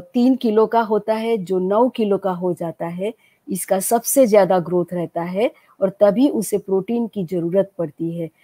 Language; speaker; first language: Hindi; non-native, local second language; Gujarati